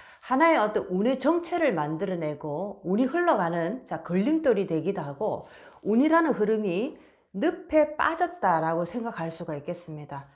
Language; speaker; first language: Korean; native; Korean